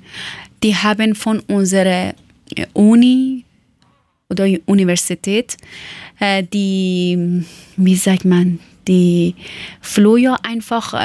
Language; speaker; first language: German; non-native, learner; Persian